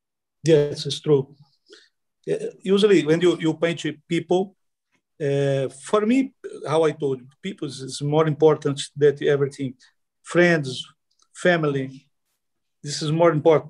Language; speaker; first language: English; non-native, learner; Portuguese